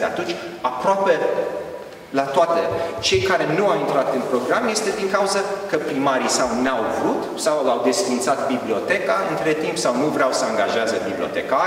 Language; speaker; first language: Romanian; early bilingual, heritage; Romanian